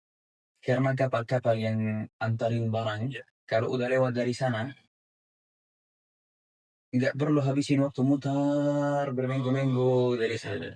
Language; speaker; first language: Indonesian; non-native, fluent; Arabic